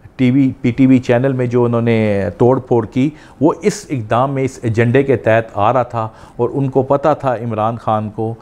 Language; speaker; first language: Urdu; non-native, local second language; Punjabi